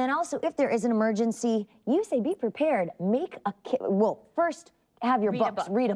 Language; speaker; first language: English; native; English